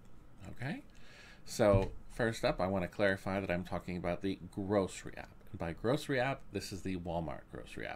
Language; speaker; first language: English; native; English